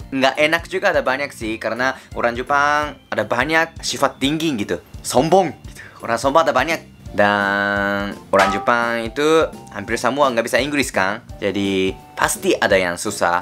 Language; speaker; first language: Indonesian; non-native, fluent; Japanese